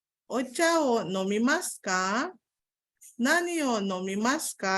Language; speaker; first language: Japanese; non-native, fluent; Indonesian